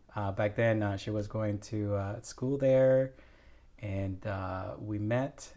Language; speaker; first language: English; non-native, fluent; Spanish